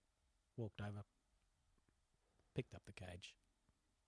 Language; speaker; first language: English; native; English